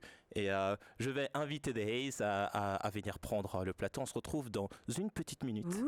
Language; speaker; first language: French; native; French